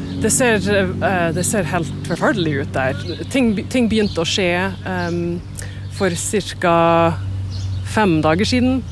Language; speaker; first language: Norwegian; non-native, fluent; English